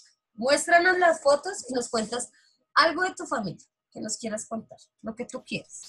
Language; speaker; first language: Spanish; native; Spanish